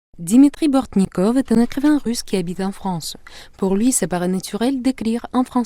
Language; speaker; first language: French; non-native, fluent; Russian